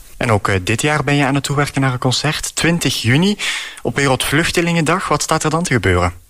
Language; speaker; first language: Dutch; native; Dutch